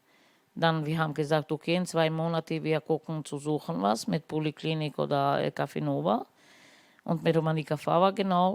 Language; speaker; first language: German; non-native, learner; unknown